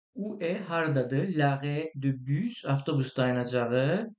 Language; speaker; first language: French; non-native, learner; Azerbaijani